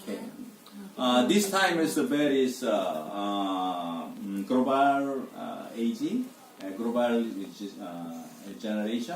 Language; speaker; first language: English; non-native, learner; Korean